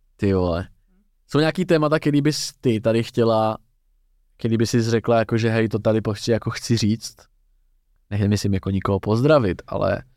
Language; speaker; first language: Czech; native; Czech